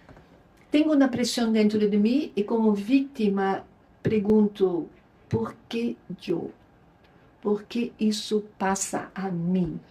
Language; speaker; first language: Spanish; non-native, fluent; Luxembourgish